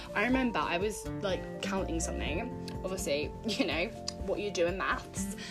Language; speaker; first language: English; native; English